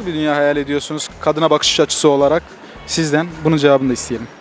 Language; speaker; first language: Turkish; native; Turkish